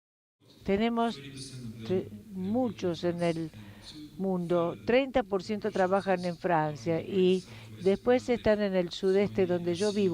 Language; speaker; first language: Spanish; non-native, fluent; French